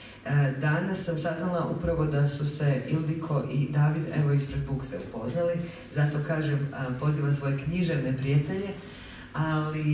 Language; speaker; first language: Croatian; native; Croatian